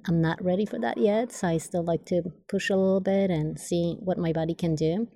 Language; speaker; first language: English; non-native, fluent; Polish